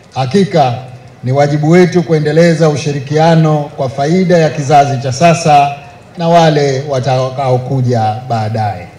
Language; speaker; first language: Swahili; native; Swahili